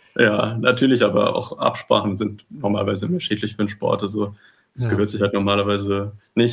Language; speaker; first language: German; native; German